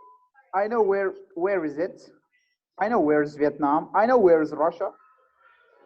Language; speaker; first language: English; non-native, fluent; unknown